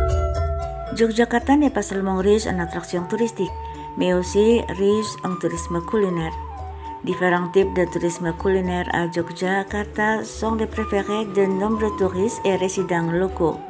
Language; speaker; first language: French; non-native, fluent; Indonesian